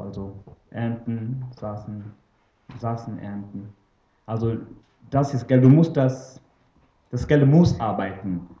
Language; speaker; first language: German; non-native, fluent; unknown